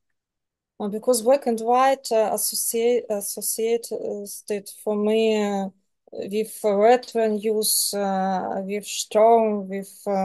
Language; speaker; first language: English; non-native, learner; Serbian